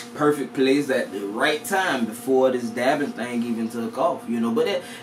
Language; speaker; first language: English; native; English